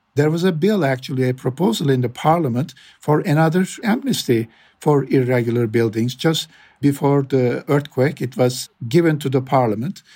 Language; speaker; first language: English; non-native, fluent; Turkish